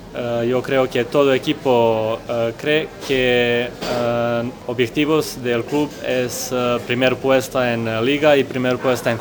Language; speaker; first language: Spanish; non-native, learner; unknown